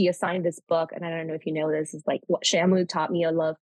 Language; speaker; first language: English; non-native, fluent; Spanish